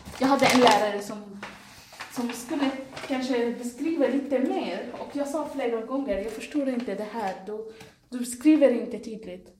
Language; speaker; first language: Swedish; non-native, fluent; Arabic